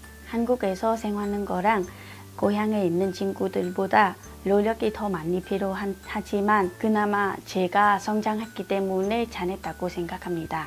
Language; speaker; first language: Korean; non-native, fluent; Vietnamese